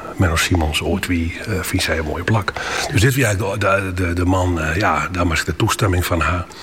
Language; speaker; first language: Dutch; non-native, local second language; Western Frisian